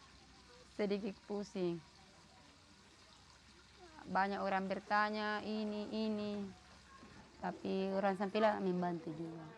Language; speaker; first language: Indonesian; non-native, local second language; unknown